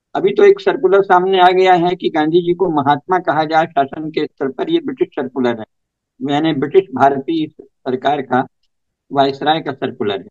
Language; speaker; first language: Hindi; native; Hindi